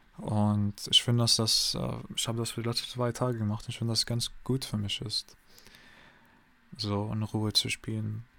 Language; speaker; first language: German; non-native, learner; English